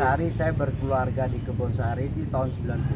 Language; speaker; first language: Indonesian; non-native, local second language; Javanese